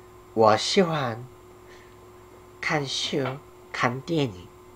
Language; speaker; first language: Chinese; non-native, learner; Korean